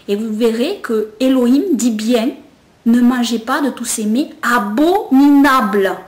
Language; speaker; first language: French; native; French